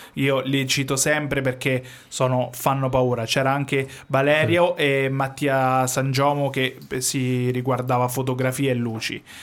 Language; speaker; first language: Italian; native; Italian